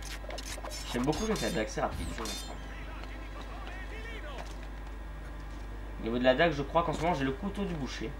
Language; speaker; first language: French; native; French